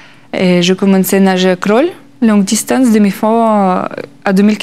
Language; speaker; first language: French; non-native, learner; Russian